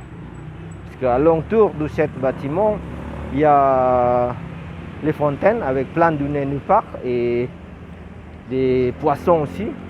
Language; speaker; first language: French; non-native, learner; Indonesian